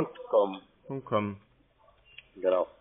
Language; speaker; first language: German; non-native, fluent; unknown